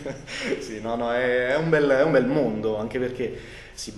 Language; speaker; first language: Italian; native; Italian